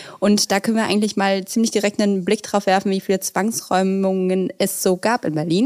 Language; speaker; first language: German; native; German